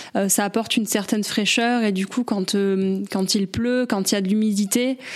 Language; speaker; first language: French; native; French